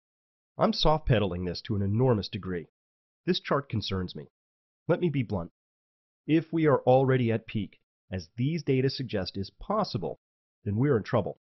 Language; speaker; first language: English; native; English